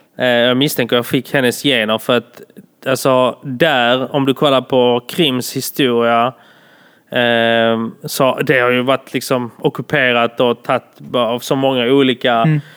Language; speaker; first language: Swedish; early bilingual, other home language; Polish